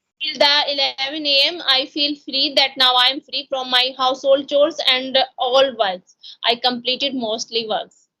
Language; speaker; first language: English; non-native, local second language; Hindi